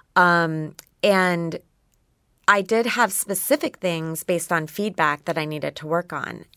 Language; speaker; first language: English; native; English